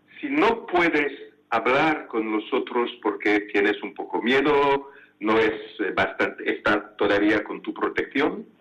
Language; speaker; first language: Spanish; non-native, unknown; French